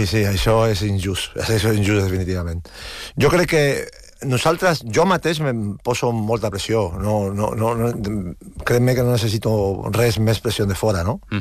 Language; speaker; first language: Catalan; non-native, local second language; Spanish